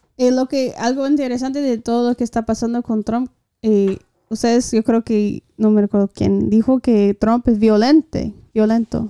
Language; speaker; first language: Spanish; non-native, fluent; English